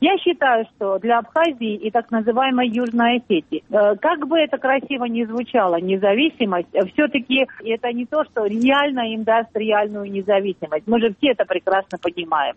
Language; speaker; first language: Russian; non-native, local second language; Georgian